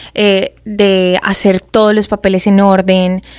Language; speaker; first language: Spanish; native; Spanish